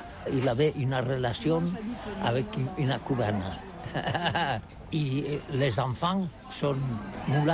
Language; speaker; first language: French; non-native, learner; Catalan